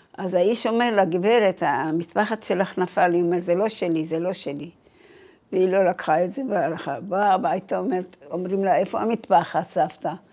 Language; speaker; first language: Hebrew; early bilingual, other home language; Persian